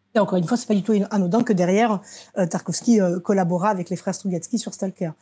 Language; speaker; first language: French; early bilingual, other home language; Russian